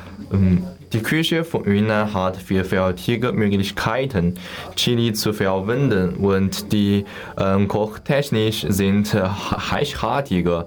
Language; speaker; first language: German; non-native, learner; Chinese